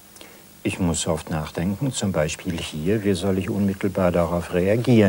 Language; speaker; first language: German; native; German